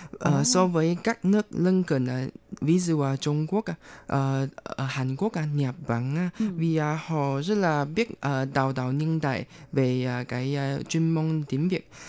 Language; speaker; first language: Vietnamese; non-native, learner; Chinese